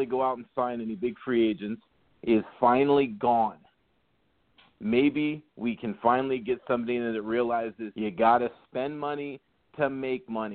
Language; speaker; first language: English; native; English